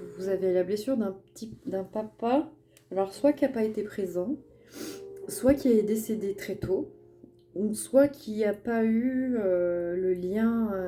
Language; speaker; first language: French; native; French